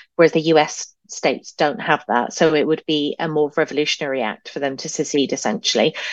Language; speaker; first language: English; native; English